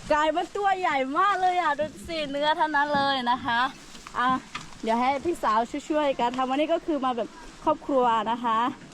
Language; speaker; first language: Thai; non-native, local second language; Lahu